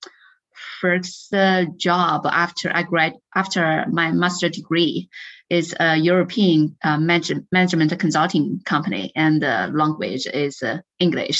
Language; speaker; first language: English; non-native, fluent; Chinese